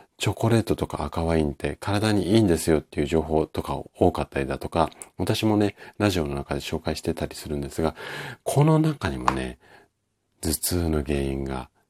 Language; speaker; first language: Japanese; native; Japanese